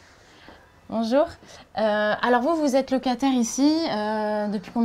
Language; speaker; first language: French; native; French